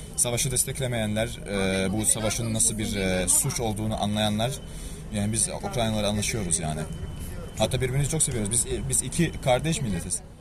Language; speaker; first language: Turkish; non-native, fluent; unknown